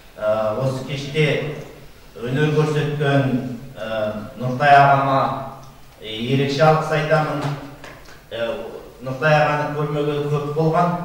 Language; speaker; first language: Kazakh; native; Kazakh